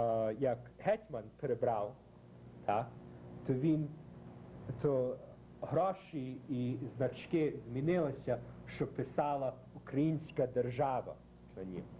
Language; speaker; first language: Ukrainian; early bilingual, heritage; Ukrainian